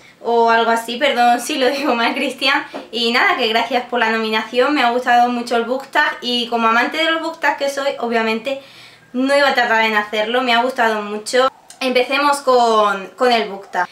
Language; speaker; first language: Spanish; native; Spanish